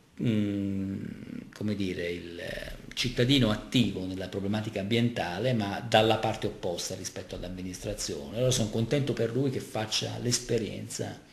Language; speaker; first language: Italian; native; Italian